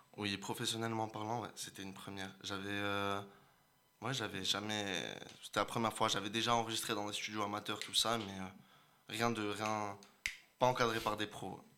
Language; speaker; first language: French; native; French